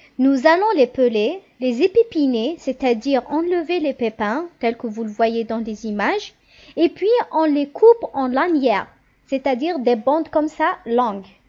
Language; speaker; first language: French; non-native, local second language; Kabyle